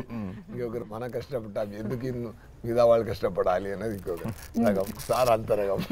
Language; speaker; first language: Telugu; non-native, fluent; Tamil